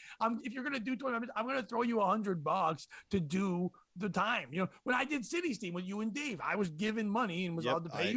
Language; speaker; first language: English; native; English